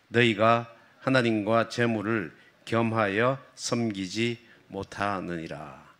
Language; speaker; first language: Korean; native; Korean